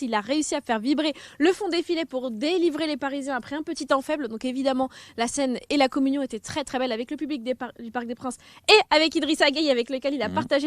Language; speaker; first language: French; native; French